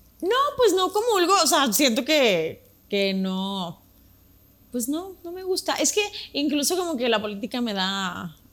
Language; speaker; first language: Spanish; native; Spanish